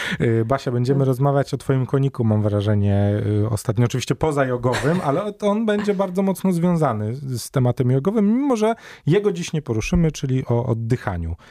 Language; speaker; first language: Polish; native; Polish